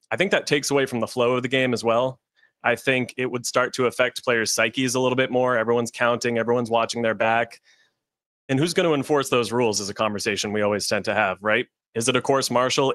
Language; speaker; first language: English; native; English